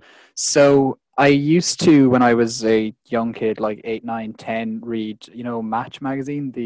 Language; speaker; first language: English; native; English